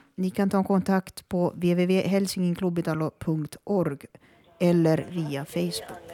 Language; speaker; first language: Swedish; early bilingual, other home language; Finnish